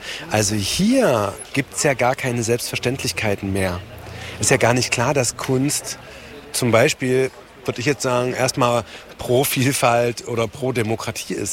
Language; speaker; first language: German; native; German